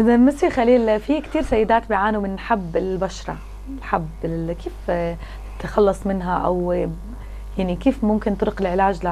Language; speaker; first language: Arabic; native; Arabic